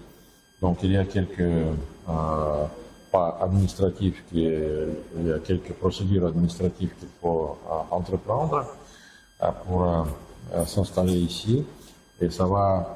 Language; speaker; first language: French; non-native, fluent; Russian